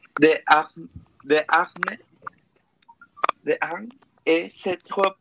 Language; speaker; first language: French; non-native, learner; Spanish